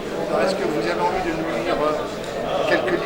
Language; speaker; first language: French; native; French